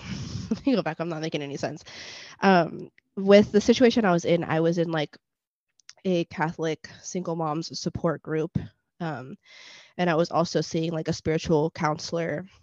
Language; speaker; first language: English; non-native, fluent; Spanish